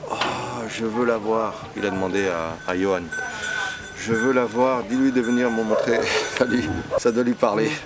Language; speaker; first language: French; native; French